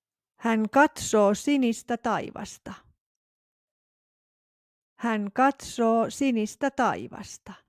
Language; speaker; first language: Finnish; non-native, fluent; English